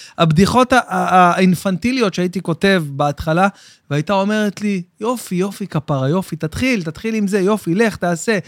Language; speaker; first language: Hebrew; native; Hebrew